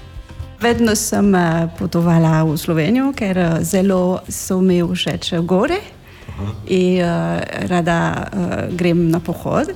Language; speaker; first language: Slovenian; non-native, learner; French